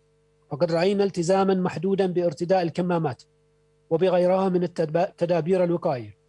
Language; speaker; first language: Arabic; native; Arabic